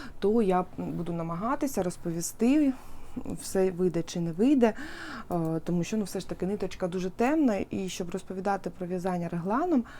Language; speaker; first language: Ukrainian; non-native, local second language; Russian